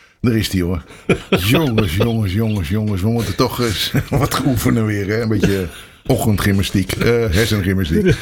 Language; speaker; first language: Dutch; native; Dutch